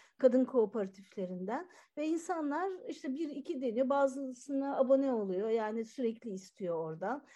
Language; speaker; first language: Turkish; native; Turkish